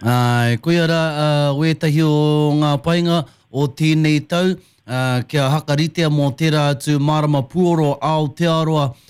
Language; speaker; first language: Māori; native; Māori